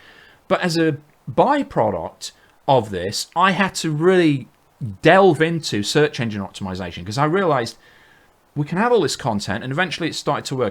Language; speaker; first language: English; native; English